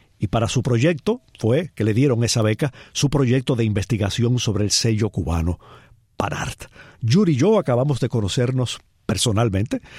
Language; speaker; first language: Spanish; native; Spanish